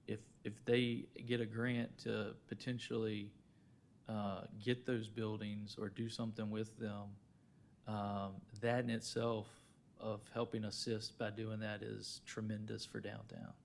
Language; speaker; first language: English; native; English